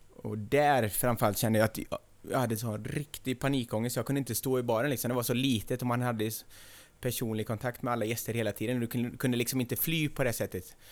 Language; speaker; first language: Swedish; native; Swedish